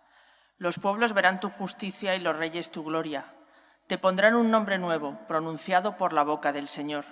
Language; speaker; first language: Spanish; native; Spanish